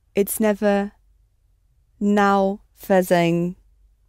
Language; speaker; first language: Portuguese; non-native, learner; English